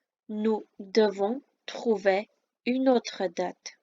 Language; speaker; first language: French; non-native, fluent; Armenian